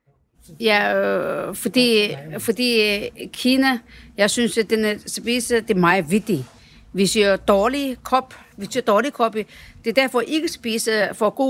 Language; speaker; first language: Danish; non-native, learner; Chinese